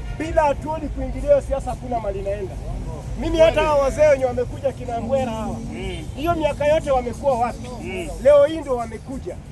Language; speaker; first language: Swahili; non-native, local second language; Luyia